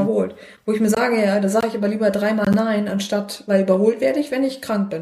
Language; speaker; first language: German; native; German